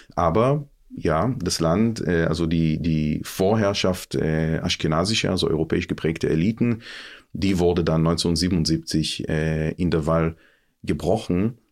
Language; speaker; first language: German; non-native, fluent; Hebrew